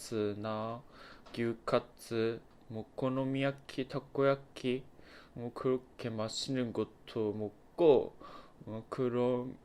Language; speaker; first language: Korean; non-native, fluent; Japanese